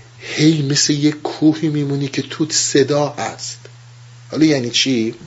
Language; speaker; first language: Persian; native; Persian